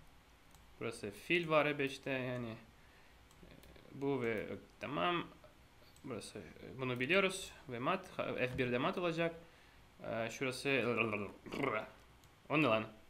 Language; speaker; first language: Turkish; non-native, fluent; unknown